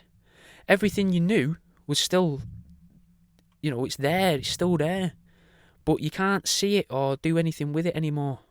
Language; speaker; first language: English; native; English